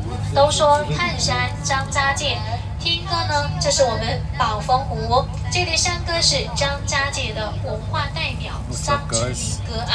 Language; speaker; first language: Chinese; native; Chinese